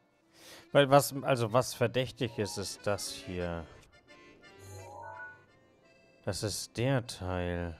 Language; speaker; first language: German; native; German